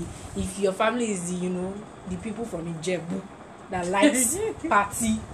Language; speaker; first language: English; non-native, local second language; Yoruba